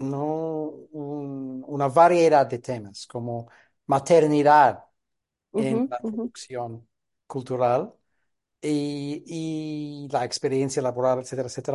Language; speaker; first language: Spanish; non-native, fluent; English